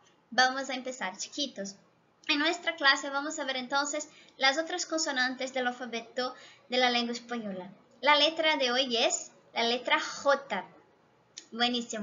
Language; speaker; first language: Spanish; non-native, fluent; Portuguese